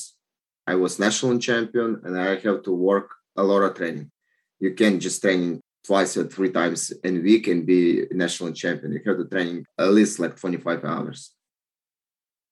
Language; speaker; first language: English; non-native, learner; Ukrainian